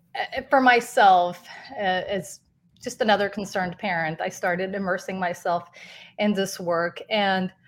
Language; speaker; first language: English; non-native, fluent; Spanish